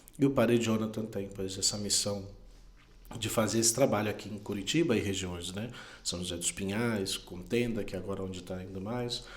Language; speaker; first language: Portuguese; non-native, fluent; Spanish